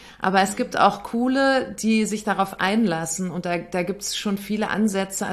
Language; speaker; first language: German; native; German